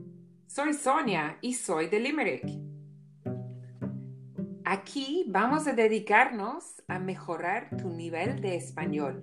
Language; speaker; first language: Spanish; non-native, fluent; English